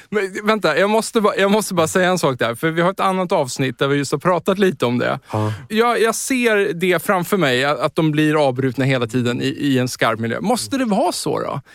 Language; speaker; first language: Swedish; native; Swedish